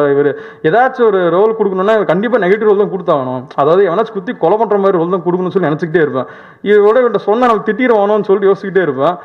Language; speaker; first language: Tamil; native; Tamil